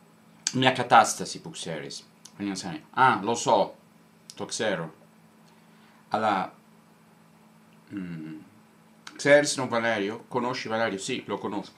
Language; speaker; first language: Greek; non-native, fluent; Italian